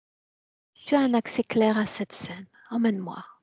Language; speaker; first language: French; native; French